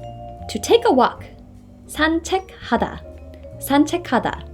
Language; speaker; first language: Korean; non-native, fluent; English